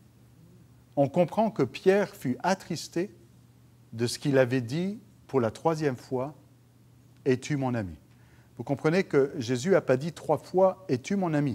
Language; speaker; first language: French; native; French